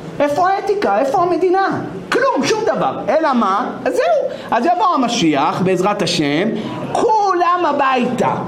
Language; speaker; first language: Hebrew; native; Hebrew